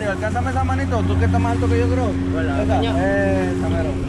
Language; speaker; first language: Spanish; native; Spanish